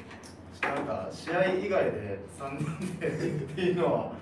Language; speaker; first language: Japanese; native; Japanese